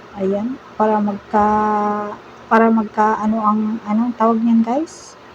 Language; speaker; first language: Filipino; non-native, local second language; Cebuano